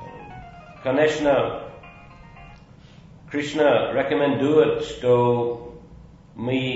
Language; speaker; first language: Russian; non-native, fluent; English